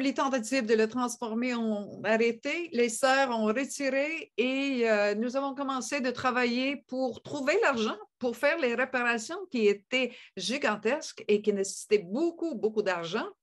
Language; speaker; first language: French; native; French